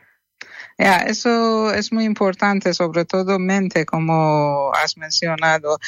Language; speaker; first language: Spanish; non-native, fluent; Persian